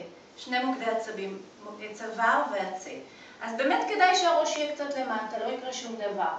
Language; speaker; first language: Hebrew; native; Hebrew